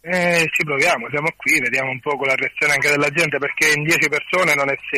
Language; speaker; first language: Italian; native; Italian